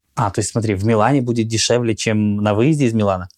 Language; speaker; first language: Russian; native; Russian